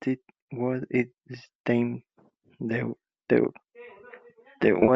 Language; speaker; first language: English; non-native, learner; Spanish